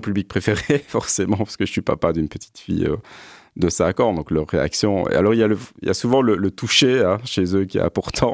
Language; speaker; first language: French; native; French